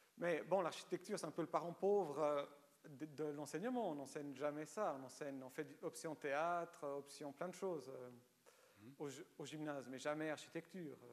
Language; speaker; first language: French; early bilingual, other home language; Romanian